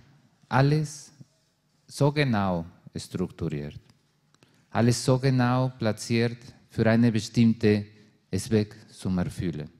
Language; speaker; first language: German; non-native, learner; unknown